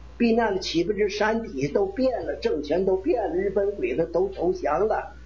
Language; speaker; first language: Chinese; native; Chinese